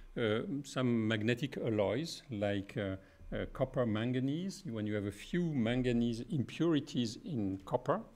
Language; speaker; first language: English; non-native, fluent; French